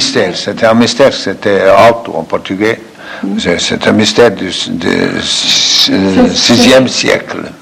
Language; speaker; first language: French; non-native, fluent; Portuguese